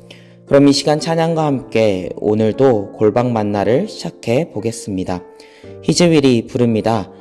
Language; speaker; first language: Korean; native; Korean